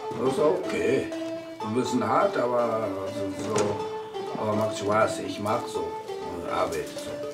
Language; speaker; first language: German; non-native, learner; Tibetan